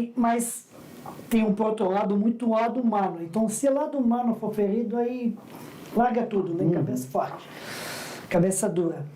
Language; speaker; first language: Portuguese; non-native, fluent; Serbian